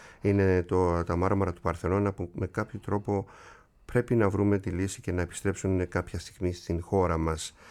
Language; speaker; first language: Greek; native; Greek